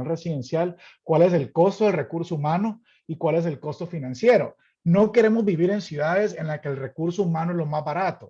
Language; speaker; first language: Spanish; native; Spanish